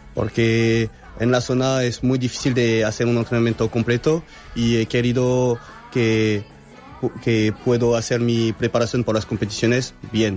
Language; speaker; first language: Spanish; non-native, fluent; French